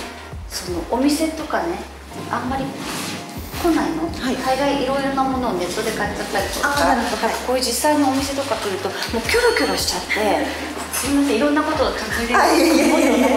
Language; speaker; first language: Japanese; native; Japanese